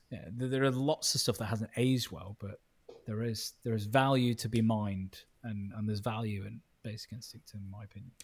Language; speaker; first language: English; native; English